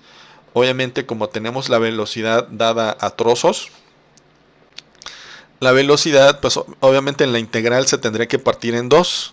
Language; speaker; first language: Spanish; native; Spanish